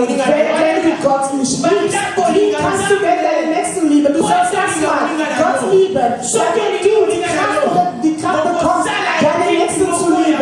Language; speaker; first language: German; non-native, fluent; French